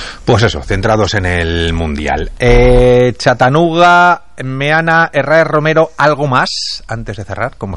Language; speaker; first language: Spanish; native; Spanish